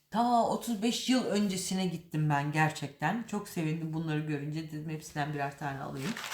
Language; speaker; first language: Turkish; early bilingual, heritage; Turkish